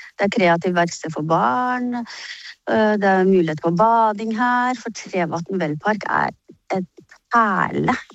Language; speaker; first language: Norwegian; native; Norwegian